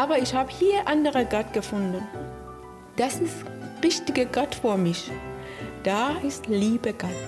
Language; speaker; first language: German; non-native, learner; Persian